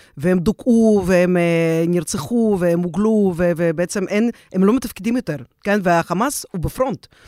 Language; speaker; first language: Hebrew; non-native, fluent; Russian